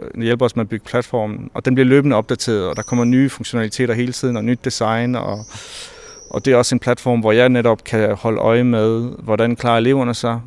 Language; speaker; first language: Danish; early bilingual, other home language; French